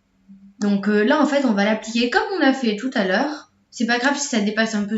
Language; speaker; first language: French; native; French